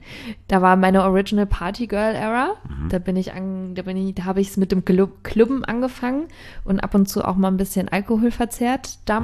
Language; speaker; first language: German; native; German